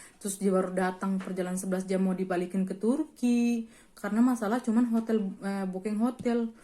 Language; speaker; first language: Indonesian; native; Indonesian